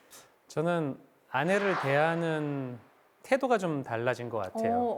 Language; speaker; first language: Korean; native; Korean